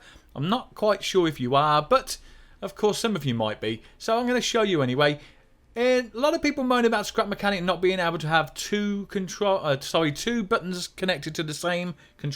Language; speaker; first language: English; native; English